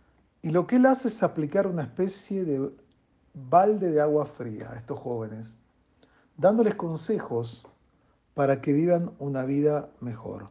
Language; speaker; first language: Spanish; native; Spanish